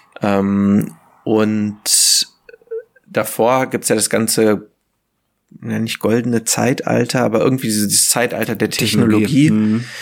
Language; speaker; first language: German; native; German